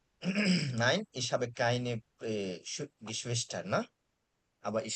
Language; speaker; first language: German; non-native, fluent; Bangla